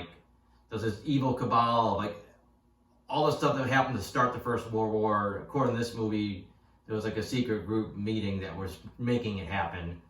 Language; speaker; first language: English; native; English